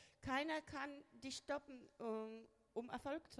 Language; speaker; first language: German; non-native, fluent; Spanish